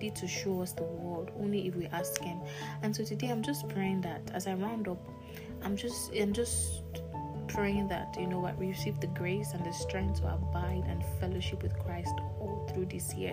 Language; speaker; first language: English; non-native, local second language; Yoruba